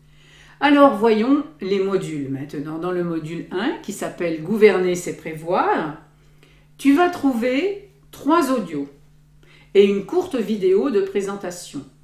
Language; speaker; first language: French; native; French